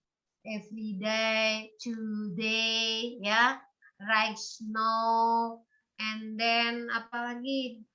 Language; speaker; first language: English; non-native, learner; Indonesian